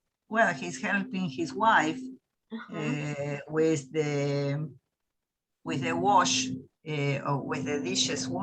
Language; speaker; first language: English; non-native, learner; Spanish